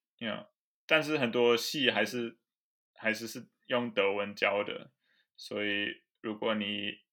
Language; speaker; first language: Chinese; non-native, fluent; German